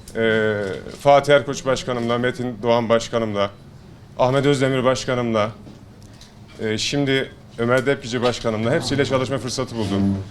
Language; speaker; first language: Turkish; native; Turkish